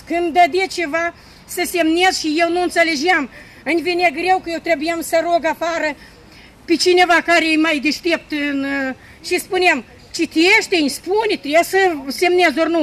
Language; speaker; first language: Romanian; non-native, local second language; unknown